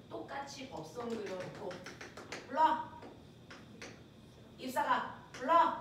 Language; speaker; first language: Korean; native; Korean